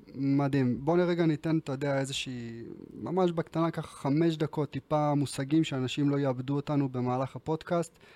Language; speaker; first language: Hebrew; early bilingual, other home language; Georgian